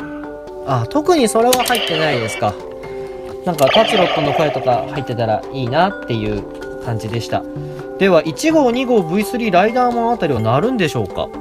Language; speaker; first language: Japanese; native; Japanese